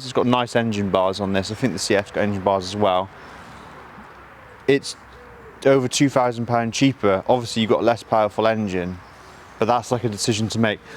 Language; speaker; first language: English; native; English